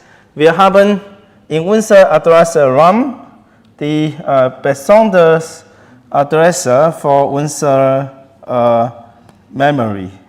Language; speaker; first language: German; non-native, learner; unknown